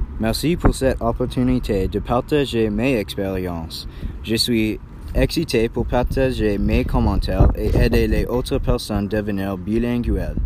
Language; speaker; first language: French; non-native, learner; English